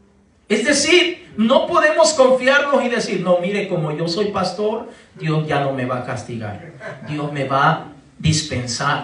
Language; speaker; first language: Spanish; native; Spanish